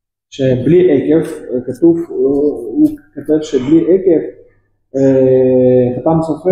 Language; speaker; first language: Hebrew; non-native, fluent; Russian